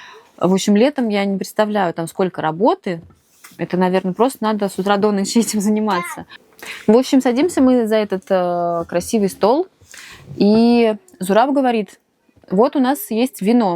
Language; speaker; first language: Russian; native; Russian